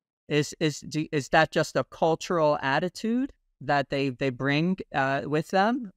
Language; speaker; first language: English; native; English